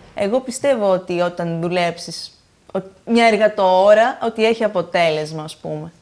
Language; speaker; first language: Greek; native; Greek